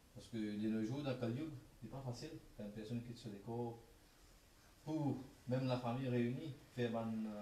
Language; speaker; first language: French; non-native, local second language; Morisyen